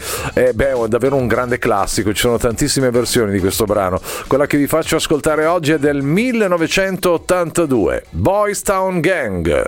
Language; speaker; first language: Italian; native; Italian